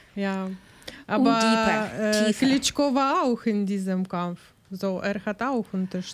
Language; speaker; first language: German; non-native, learner; Ukrainian